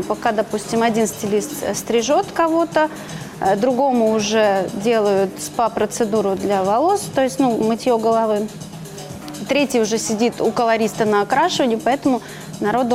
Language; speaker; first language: Russian; native; Russian